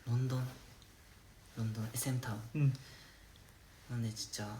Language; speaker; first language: Korean; non-native, fluent; Japanese